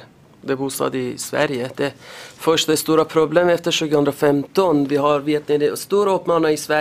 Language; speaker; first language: Swedish; non-native, learner; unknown